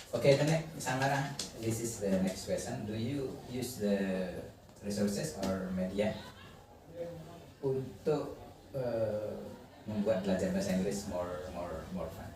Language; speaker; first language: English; non-native, learner; Indonesian